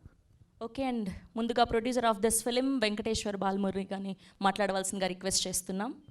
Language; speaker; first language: Telugu; native; Telugu